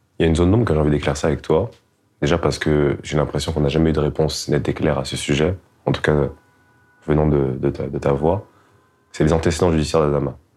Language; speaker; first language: French; native; French